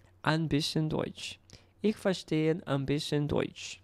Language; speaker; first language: German; non-native, learner; Portuguese